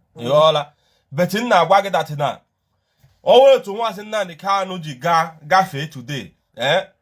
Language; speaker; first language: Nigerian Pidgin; non-native, local second language; Igbo